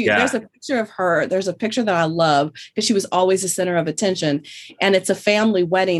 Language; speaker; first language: English; native; English